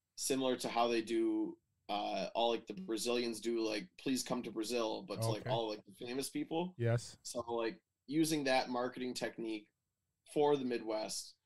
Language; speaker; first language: English; native; English